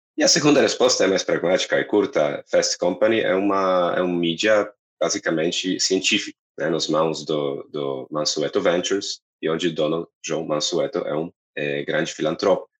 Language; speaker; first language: Portuguese; non-native, fluent; Polish